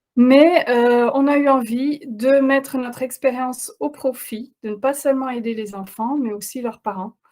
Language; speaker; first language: French; non-native, fluent; Dutch